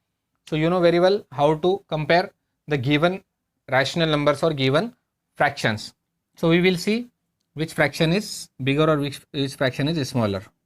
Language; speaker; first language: English; non-native, local second language; Hindi